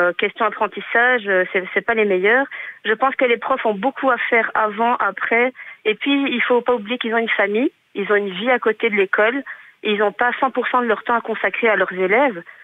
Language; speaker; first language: French; native; French